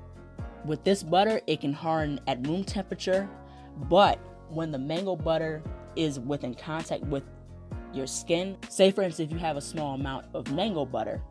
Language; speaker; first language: English; native; English